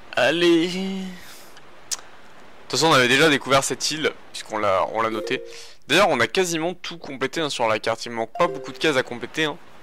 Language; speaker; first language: French; native; French